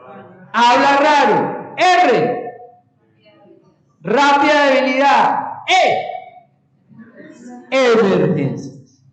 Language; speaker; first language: Spanish; native; Spanish